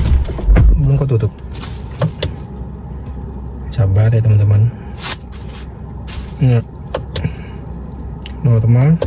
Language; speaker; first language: Indonesian; native; Indonesian